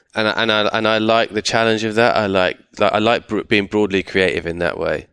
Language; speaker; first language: English; native; English